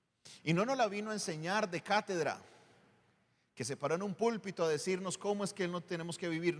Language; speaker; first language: Spanish; native; Spanish